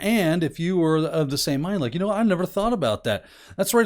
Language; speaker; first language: English; native; English